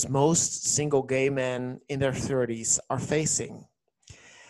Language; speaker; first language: English; non-native, fluent; Dutch